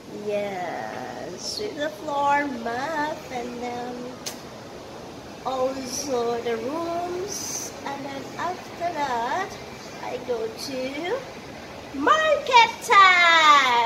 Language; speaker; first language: English; non-native, local second language; Filipino